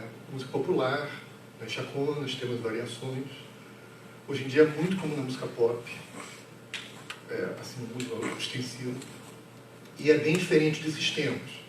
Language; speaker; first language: Portuguese; native; Portuguese